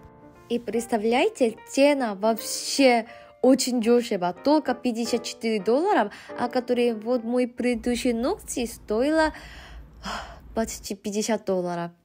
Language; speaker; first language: Russian; non-native, fluent; Korean